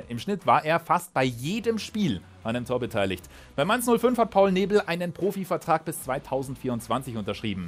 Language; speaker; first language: German; native; German